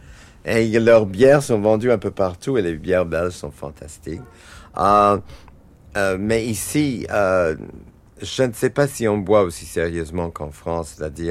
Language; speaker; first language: French; non-native, fluent; English